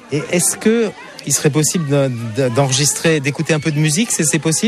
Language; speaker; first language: French; native; French